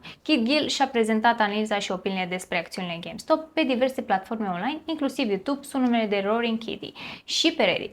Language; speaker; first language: Romanian; native; Romanian